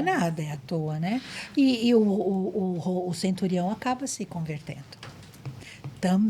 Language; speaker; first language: Portuguese; native; Portuguese